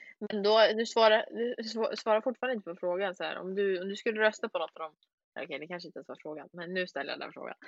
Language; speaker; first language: Swedish; native; Swedish